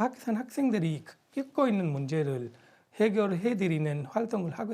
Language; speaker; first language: Korean; non-native, fluent; Punjabi